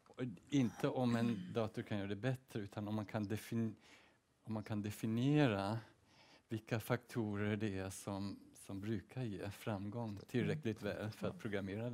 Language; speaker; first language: Swedish; early bilingual, heritage; Swedish